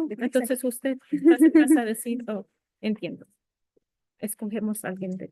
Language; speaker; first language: Spanish; early bilingual, heritage; Spanish